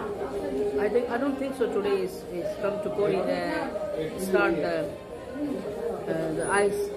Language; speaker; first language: English; non-native, learner; Hindi